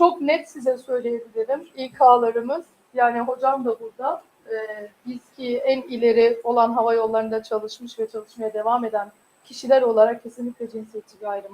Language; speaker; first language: Turkish; native; Turkish